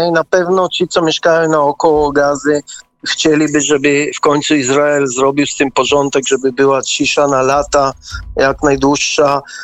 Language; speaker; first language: Polish; early bilingual, heritage; Polish